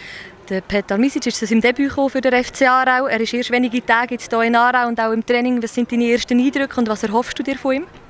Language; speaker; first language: German; native; German